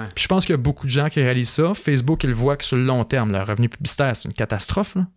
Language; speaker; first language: French; native; French